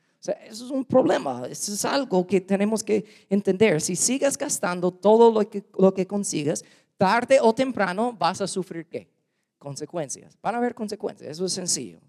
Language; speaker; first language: Spanish; non-native, fluent; English